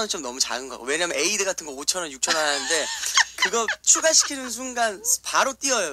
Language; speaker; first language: Korean; native; Korean